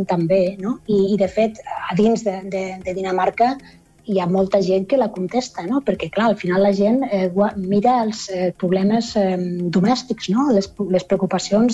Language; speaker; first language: Catalan; native; Catalan